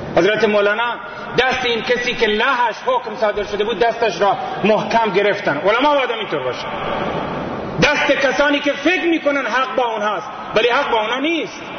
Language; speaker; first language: Persian; native; Persian